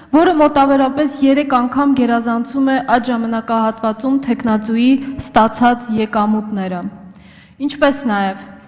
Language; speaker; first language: Armenian; native; Armenian